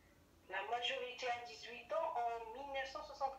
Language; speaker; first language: French; non-native, learner; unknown